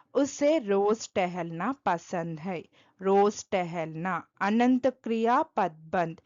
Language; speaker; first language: Hindi; non-native, local second language; Telugu